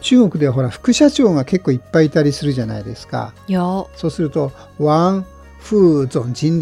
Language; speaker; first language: Japanese; native; Japanese